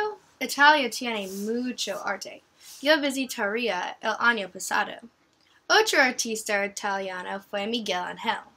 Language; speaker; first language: Spanish; non-native, learner; English